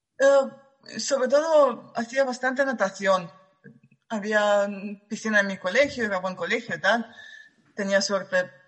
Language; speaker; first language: Spanish; non-native, fluent; Russian